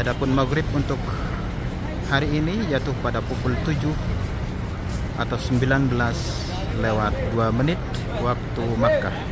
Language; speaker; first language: Indonesian; native; Indonesian